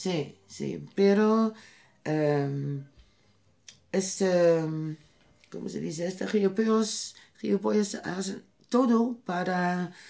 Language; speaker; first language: Spanish; non-native, learner; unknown